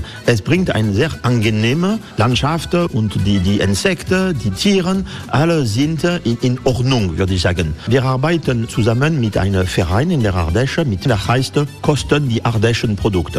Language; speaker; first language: German; non-native, learner; French